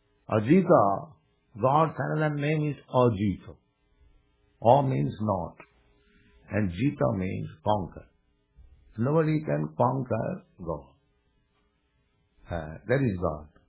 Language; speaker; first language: English; non-native, local second language; Bangla